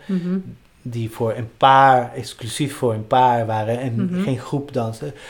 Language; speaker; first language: Dutch; non-native, fluent; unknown